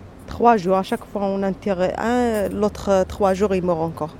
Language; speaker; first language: French; non-native, local second language; Arabic